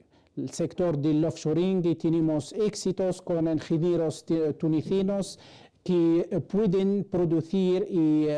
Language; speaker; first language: Spanish; non-native, fluent; Arabic